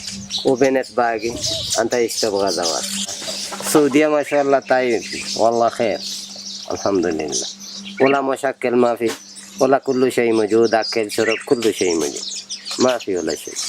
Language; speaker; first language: Arabic; non-native, learner; Bangla